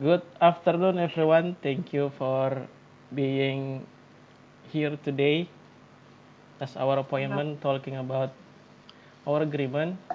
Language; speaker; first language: English; non-native, learner; Indonesian